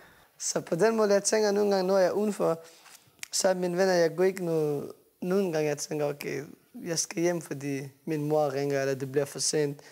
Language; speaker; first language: Danish; non-native, learner; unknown